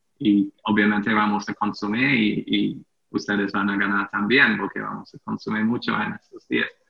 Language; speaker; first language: Spanish; non-native, fluent; English